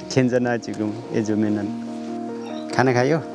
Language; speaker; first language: Korean; non-native, learner; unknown